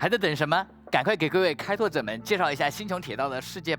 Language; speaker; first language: Chinese; native; Chinese